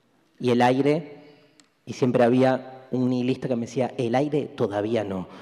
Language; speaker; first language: Spanish; native; Spanish